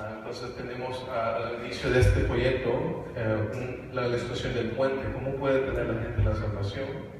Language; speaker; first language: Spanish; early bilingual, heritage; Spanish